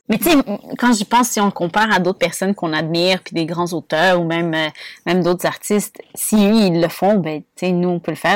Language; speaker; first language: French; native; French